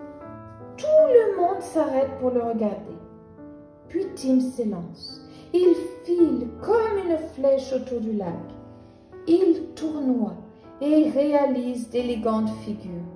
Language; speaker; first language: French; native; French